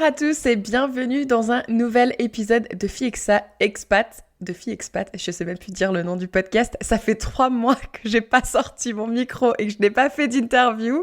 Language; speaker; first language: French; native; French